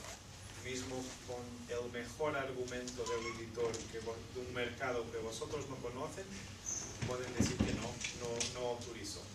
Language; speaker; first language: Spanish; non-native, fluent; Portuguese